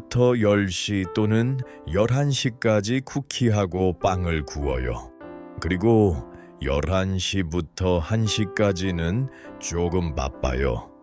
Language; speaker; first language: Korean; non-native, fluent; Uzbek